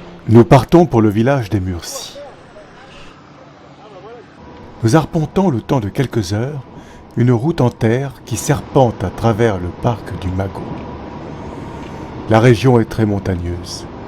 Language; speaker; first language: French; native; French